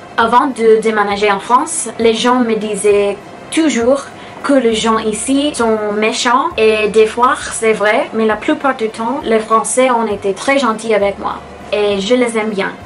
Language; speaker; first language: French; non-native, learner; English